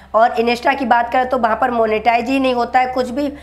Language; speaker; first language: Hindi; native; Hindi